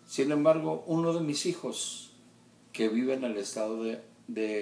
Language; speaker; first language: Spanish; early bilingual, heritage; Spanish